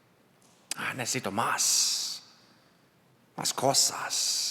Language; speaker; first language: Spanish; non-native, learner; English